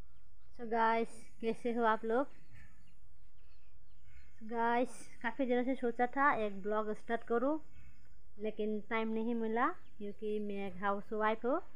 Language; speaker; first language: Hindi; non-native, local second language; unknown